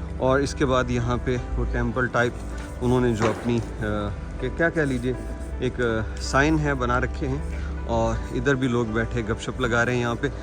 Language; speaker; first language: Urdu; native; Urdu